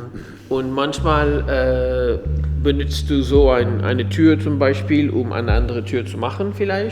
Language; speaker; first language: German; non-native, fluent; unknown